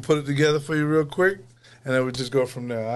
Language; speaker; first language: English; native; English